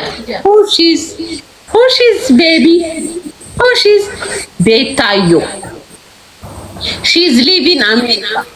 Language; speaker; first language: English; non-native, learner; Amharic